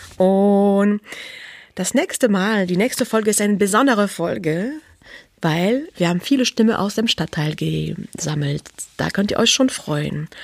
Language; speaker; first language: German; non-native, fluent; French